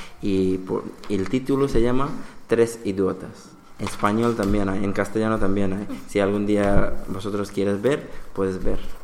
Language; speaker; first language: Spanish; non-native, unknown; Bangla